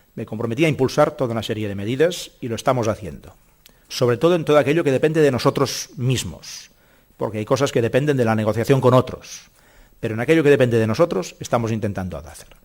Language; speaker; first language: Spanish; non-native, local second language; Catalan